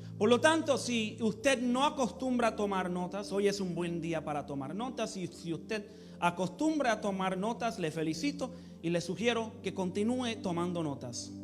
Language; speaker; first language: Spanish; early bilingual, heritage; English